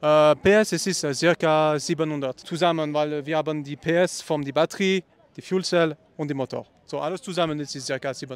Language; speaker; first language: German; non-native, learner; Italian